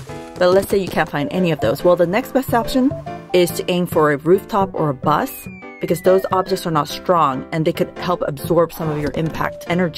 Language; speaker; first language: English; native; English